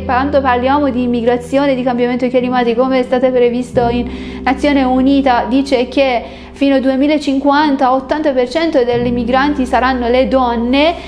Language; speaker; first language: Italian; non-native, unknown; Persian